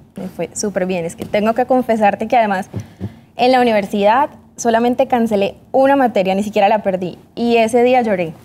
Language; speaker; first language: Spanish; native; Spanish